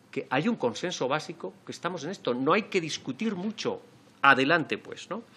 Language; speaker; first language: Spanish; native; Spanish